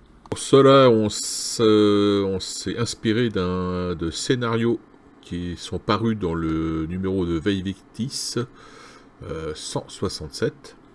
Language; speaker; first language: French; native; French